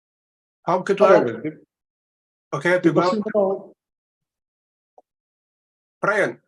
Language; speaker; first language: Welsh; native; Welsh